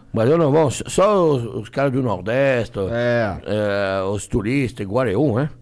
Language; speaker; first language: Portuguese; non-native, fluent; French